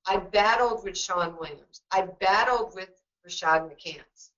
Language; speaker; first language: English; native; English